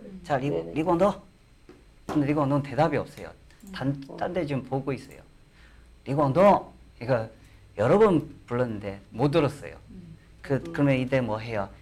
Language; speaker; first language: Korean; non-native, fluent; Chinese